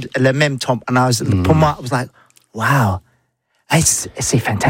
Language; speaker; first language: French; non-native, learner; English